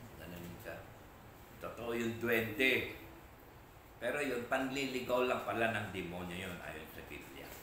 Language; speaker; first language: Filipino; non-native, local second language; Iloko